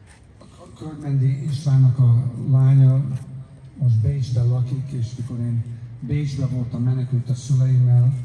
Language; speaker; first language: Hungarian; early bilingual, heritage; Hungarian